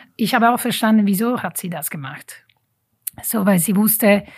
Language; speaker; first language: German; non-native, fluent; Italian